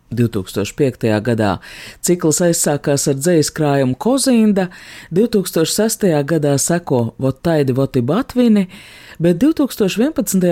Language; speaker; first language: Latvian; native; Latvian